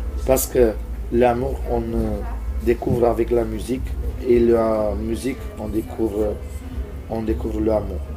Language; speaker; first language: French; non-native, fluent; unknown